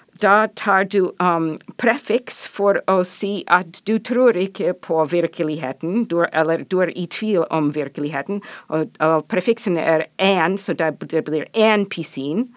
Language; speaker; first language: Norwegian; non-native, fluent; English